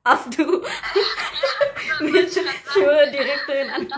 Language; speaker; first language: German; non-native, learner; Indonesian